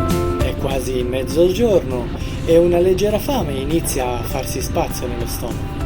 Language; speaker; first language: Italian; native; Italian